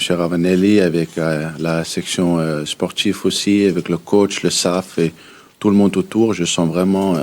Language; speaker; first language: French; early bilingual, heritage; French